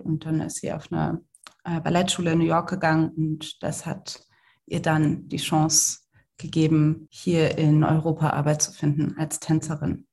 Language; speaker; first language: German; native; German